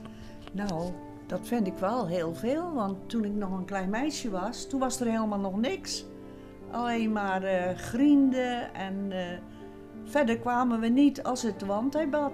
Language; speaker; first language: Dutch; native; Dutch